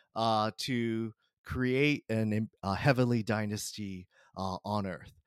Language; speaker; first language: English; early bilingual, other home language; Japanese